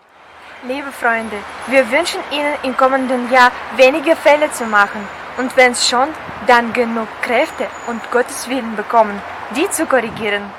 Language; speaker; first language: German; non-native, fluent; Russian